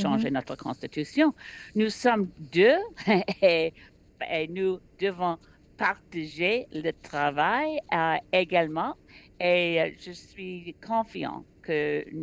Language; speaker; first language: French; non-native, learner; English